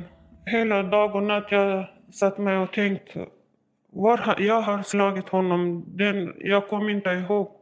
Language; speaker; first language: Swedish; non-native, learner; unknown